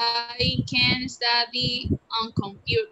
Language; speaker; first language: English; non-native, learner; Spanish